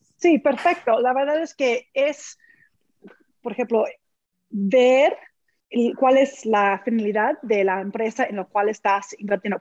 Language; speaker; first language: Spanish; non-native, fluent; English